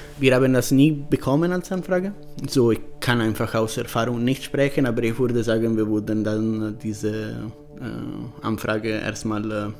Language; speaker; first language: German; non-native, fluent; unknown